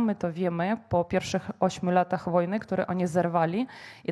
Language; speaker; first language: Polish; non-native, fluent; Ukrainian